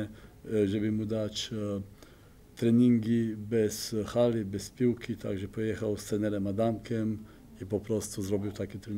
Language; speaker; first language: Polish; non-native, fluent; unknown